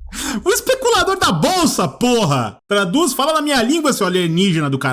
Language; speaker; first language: Portuguese; native; Portuguese